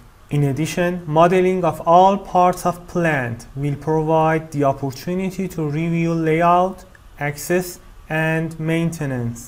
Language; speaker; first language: English; non-native, fluent; Persian